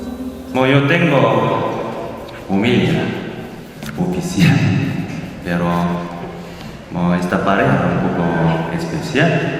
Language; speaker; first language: Spanish; non-native, learner; Korean